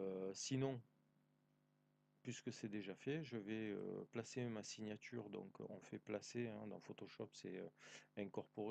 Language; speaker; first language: French; native; French